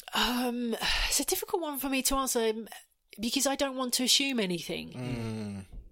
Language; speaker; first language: English; native; English